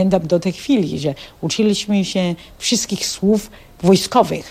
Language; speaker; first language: Polish; non-native, fluent; Chinese